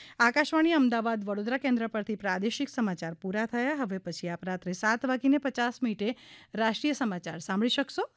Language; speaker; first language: Gujarati; native; Gujarati